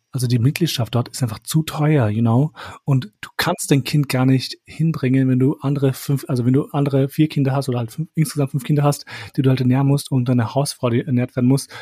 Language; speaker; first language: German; early bilingual, other home language; Albanian